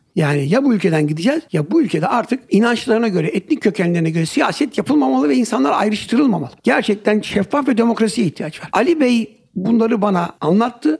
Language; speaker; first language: Turkish; native; Turkish